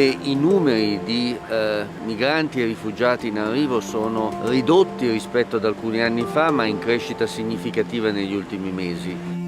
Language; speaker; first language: Italian; native; Italian